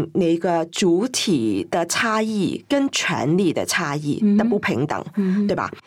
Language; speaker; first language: Chinese; non-native, fluent; Cantonese